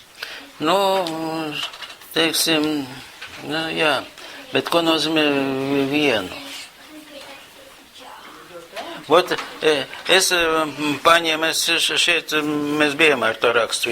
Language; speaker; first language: Latvian; non-native, local second language; Russian